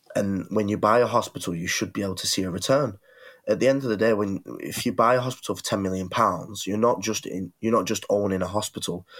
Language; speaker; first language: English; native; English